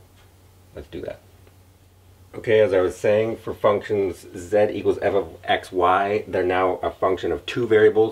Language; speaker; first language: English; native; English